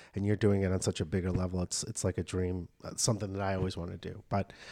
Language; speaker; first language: English; native; English